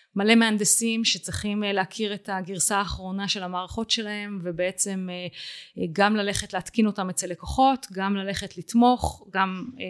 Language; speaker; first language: Hebrew; native; Hebrew